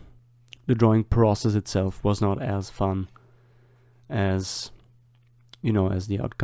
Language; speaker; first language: English; non-native, fluent; German